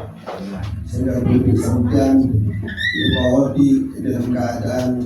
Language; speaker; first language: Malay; non-native, local second language; Javanese